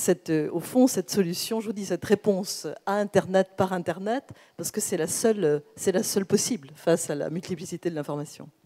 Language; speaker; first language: French; native; French